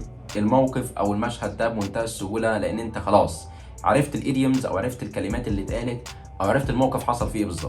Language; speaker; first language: Arabic; native; Arabic